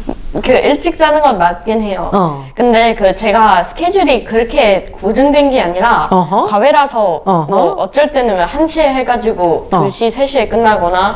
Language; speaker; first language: Korean; early bilingual, other home language; English